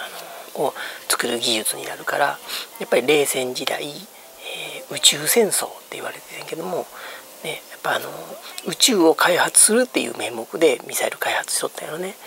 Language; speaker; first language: Japanese; native; Japanese